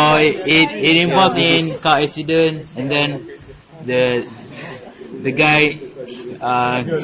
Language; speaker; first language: English; non-native, fluent; Malay